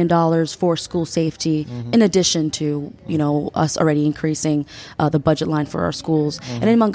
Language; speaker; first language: English; early bilingual, other home language; Spanish